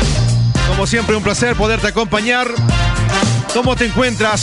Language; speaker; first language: Spanish; native; Spanish